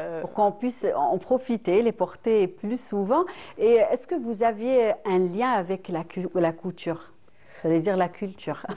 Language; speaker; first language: French; non-native, local second language; Arabic